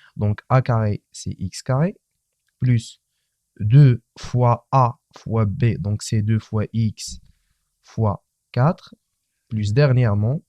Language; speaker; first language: French; non-native, local second language; Arabic